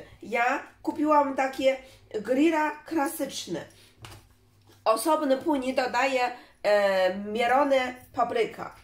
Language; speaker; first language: Polish; non-native, learner; Chinese